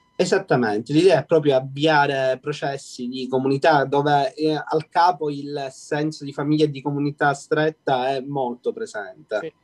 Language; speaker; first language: Italian; native; Italian